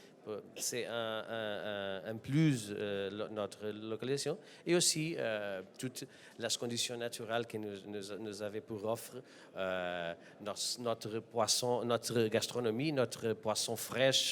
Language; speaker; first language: French; non-native, learner; Portuguese